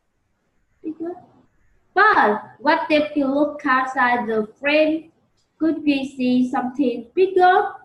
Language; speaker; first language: English; non-native, learner; Vietnamese